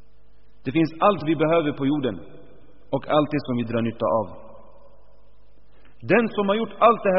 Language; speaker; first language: Swedish; early bilingual, other home language; Arabic